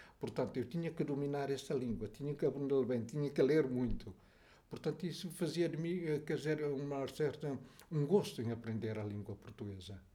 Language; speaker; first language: Portuguese; non-native, local second language; Tetum